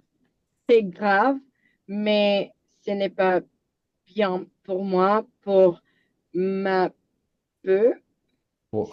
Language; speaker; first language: French; non-native, learner; English